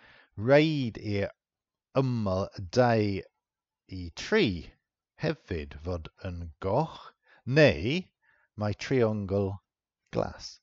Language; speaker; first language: Welsh; non-native, fluent; English